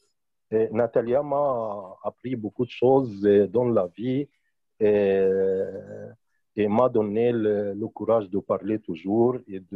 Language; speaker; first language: French; non-native, fluent; Arabic